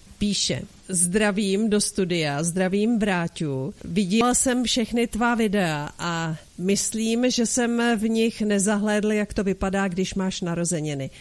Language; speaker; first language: Czech; native; Czech